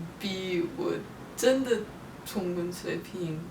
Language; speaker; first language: Chinese; non-native, learner; English